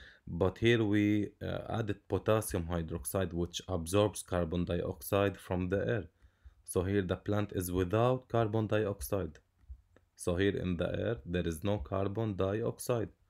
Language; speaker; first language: English; non-native, local second language; Arabic